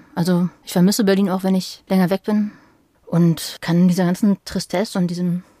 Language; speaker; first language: German; native; German